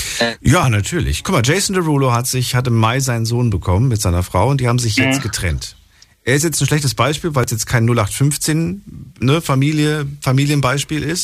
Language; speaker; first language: German; native; German